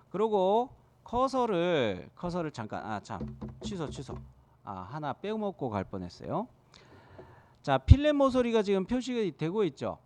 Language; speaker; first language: Korean; native; Korean